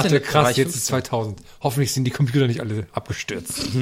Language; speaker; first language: German; native; German